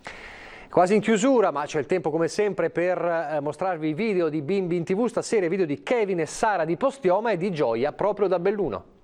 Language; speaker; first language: Italian; native; Italian